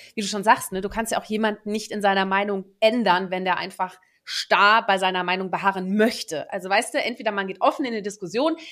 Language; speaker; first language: German; early bilingual, other home language; Dutch